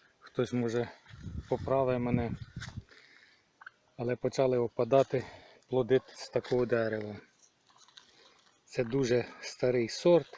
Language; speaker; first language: Ukrainian; native; Ukrainian